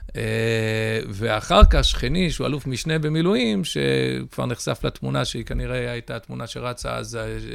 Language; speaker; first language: Hebrew; early bilingual, other home language; English